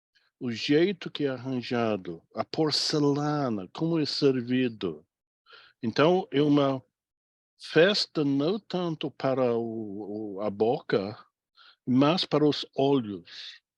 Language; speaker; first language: Portuguese; non-native, fluent; English